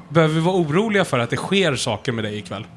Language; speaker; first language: Swedish; native; Swedish